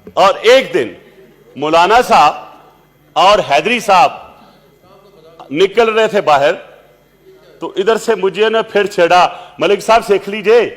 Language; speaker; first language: Urdu; non-native, local second language; Punjabi